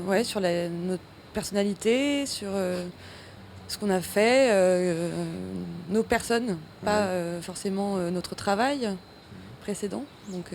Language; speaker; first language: French; native; French